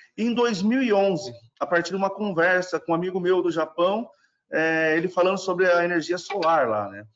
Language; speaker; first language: Portuguese; non-native, fluent; German